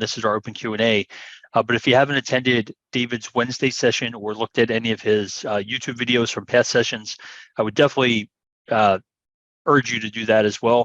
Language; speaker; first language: English; native; English